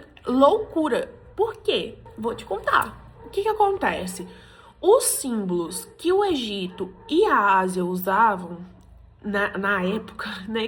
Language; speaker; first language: Portuguese; native; Portuguese